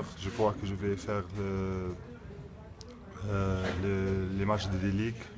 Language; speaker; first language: French; non-native, local second language; Arabic